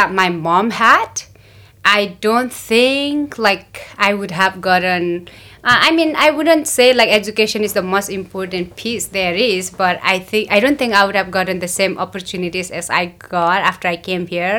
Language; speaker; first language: English; non-native, local second language; Nepali